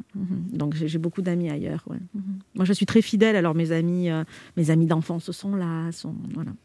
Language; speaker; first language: French; native; French